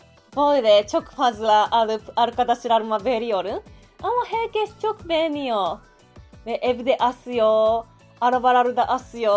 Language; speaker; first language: Turkish; non-native, learner; Japanese